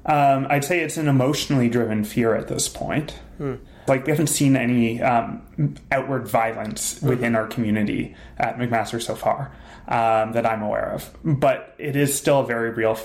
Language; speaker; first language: English; native; English